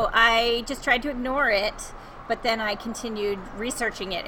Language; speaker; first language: English; native; English